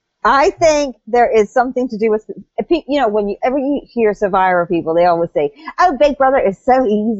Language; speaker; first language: English; native; English